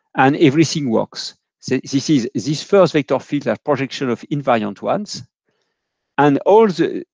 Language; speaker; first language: English; non-native, fluent; French